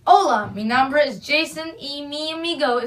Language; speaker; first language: Spanish; non-native, learner; English